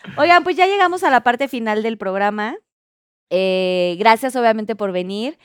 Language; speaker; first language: Spanish; native; Spanish